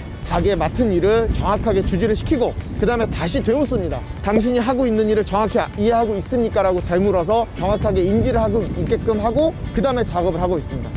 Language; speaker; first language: Korean; native; Korean